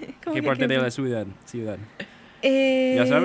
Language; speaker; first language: Spanish; non-native, learner; English